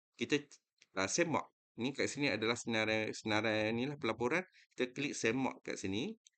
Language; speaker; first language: Malay; native; Malay